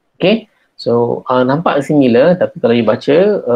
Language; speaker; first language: English; non-native, local second language; Malay